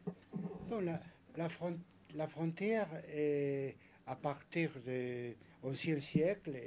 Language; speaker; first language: French; non-native, fluent; Spanish